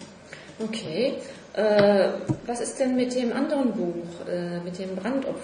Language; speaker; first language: German; native; German